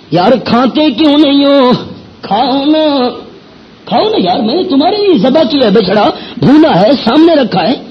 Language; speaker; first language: Urdu; non-native, local second language; Pashto